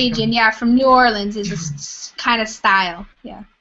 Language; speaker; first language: English; native; English